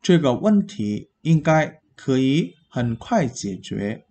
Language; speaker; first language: Chinese; non-native, fluent; Vietnamese